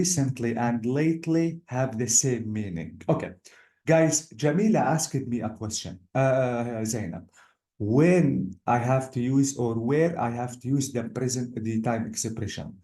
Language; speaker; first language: English; non-native, fluent; Arabic